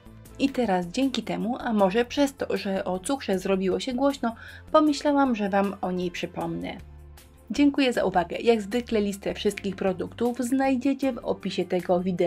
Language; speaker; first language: Polish; native; Polish